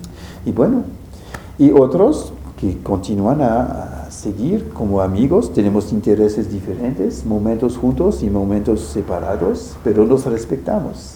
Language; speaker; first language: Spanish; non-native, fluent; French